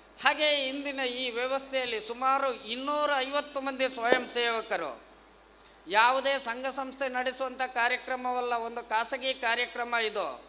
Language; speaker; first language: Kannada; native; Kannada